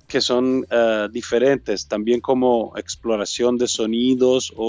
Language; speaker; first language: Spanish; non-native, learner; Italian